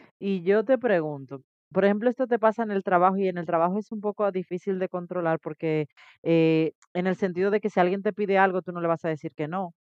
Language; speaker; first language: Spanish; native; Spanish